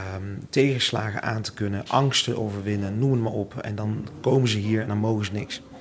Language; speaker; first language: Dutch; early bilingual, other home language; Lingala